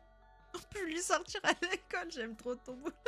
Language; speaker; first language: French; native; French